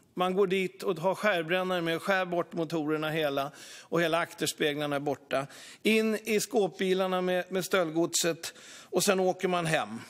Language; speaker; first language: Swedish; native; Swedish